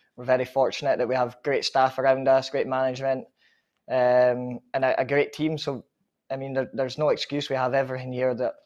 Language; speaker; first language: English; native; English